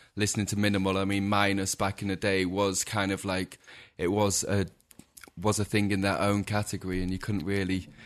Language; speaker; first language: English; native; English